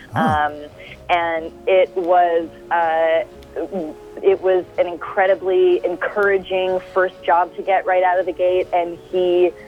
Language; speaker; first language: English; native; English